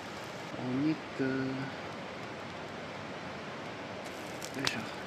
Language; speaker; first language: Japanese; native; Japanese